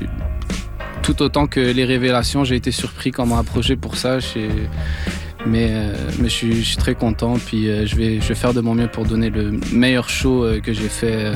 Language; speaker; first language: French; non-native, local second language; Arabic